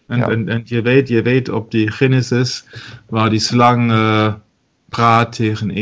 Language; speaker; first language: Dutch; non-native, learner; German